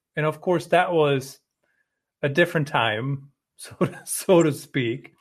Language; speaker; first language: English; early bilingual, other home language; German